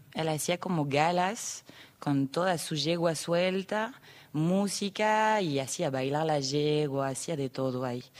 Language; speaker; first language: Spanish; non-native, fluent; French